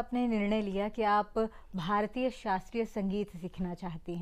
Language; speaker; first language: Hindi; native; Hindi